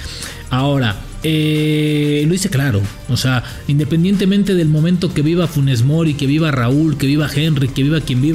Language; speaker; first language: Spanish; native; Spanish